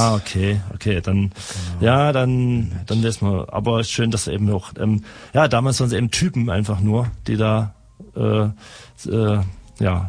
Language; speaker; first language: German; native; German